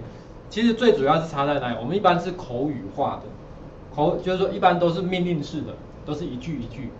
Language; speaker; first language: Chinese; native; Chinese